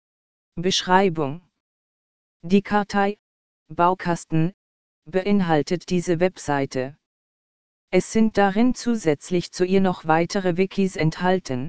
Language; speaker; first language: German; native; German